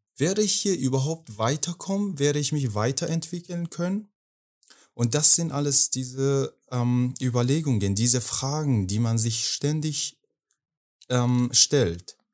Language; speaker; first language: German; non-native, fluent; Persian